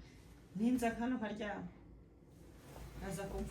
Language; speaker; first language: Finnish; non-native, learner; Kinyarwanda